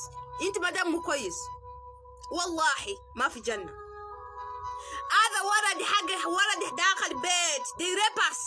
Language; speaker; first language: Arabic; non-native, learner; Amharic